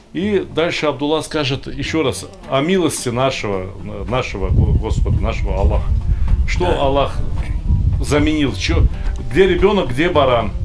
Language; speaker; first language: Russian; native; Russian